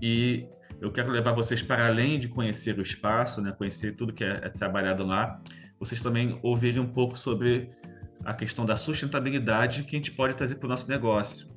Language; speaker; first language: Portuguese; native; Portuguese